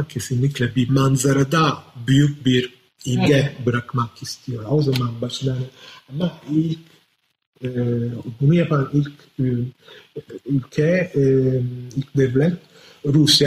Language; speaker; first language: Turkish; non-native, fluent; Italian